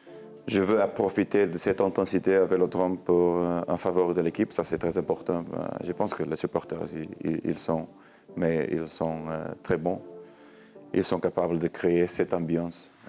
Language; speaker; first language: French; non-native, learner; Portuguese